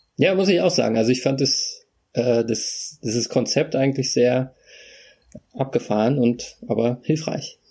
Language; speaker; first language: German; native; German